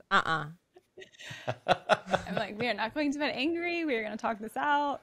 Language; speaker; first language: English; native; English